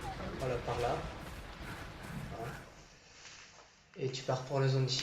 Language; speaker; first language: French; native; French